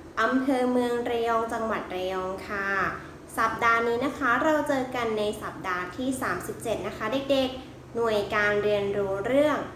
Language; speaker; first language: Thai; native; Thai